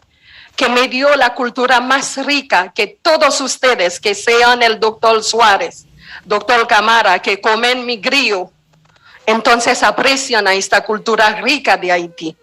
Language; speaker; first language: Spanish; non-native, fluent; Haitian Creole